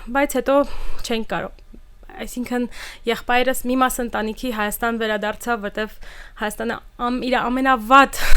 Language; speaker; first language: Armenian; early bilingual, heritage; Armenian